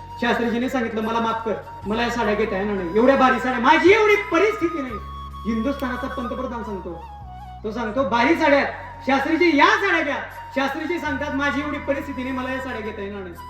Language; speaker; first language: Marathi; native; Marathi